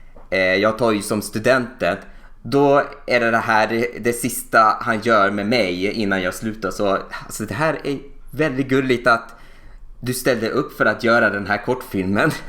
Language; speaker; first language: Swedish; native; Swedish